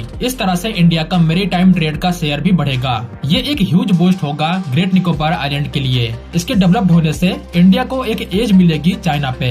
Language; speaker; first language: Hindi; native; Hindi